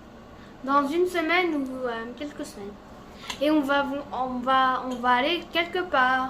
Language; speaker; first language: French; native; French